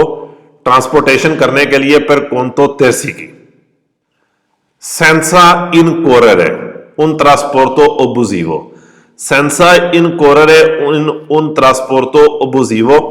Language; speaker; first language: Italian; non-native, fluent; Urdu